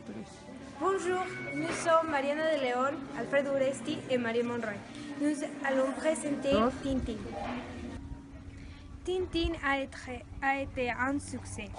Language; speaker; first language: French; non-native, learner; Spanish